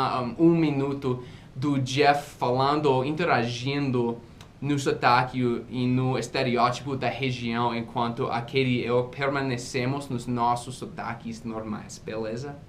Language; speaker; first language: Portuguese; non-native, fluent; English